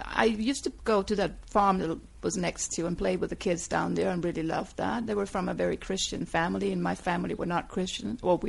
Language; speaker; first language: English; non-native, fluent; Danish